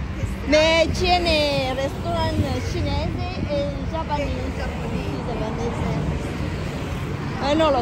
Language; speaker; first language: Italian; non-native, learner; Vietnamese